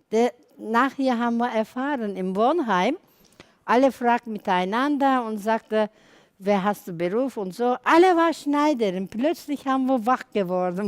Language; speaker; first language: German; non-native, learner; Turkish